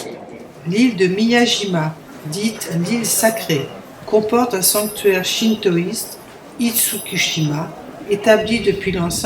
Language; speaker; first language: French; native; French